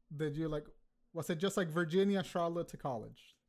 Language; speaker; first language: English; early bilingual, other home language; Spanish